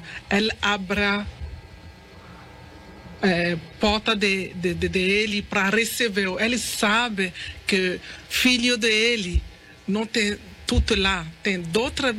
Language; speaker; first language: Portuguese; non-native, learner; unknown